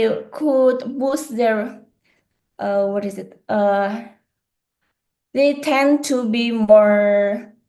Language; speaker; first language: English; non-native, learner; Indonesian